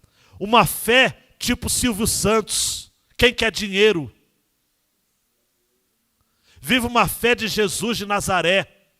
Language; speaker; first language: Portuguese; native; Portuguese